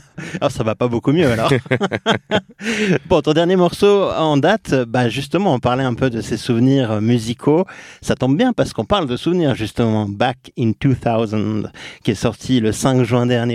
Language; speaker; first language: French; native; French